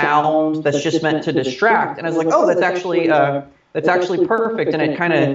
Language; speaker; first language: English; native; English